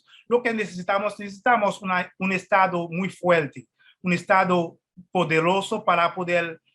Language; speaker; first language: Spanish; non-native, fluent; Haitian Creole